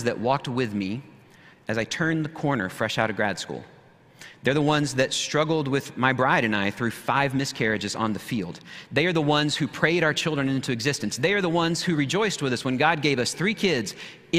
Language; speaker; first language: English; native; English